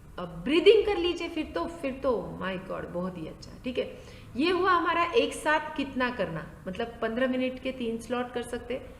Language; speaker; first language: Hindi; non-native, local second language; Marathi